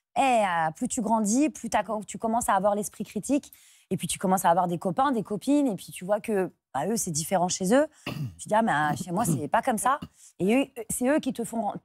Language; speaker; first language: French; native; French